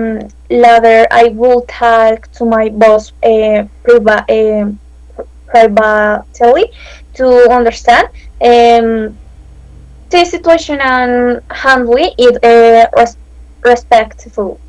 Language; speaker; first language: English; non-native, learner; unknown